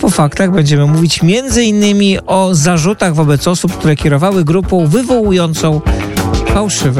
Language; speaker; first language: Polish; native; Polish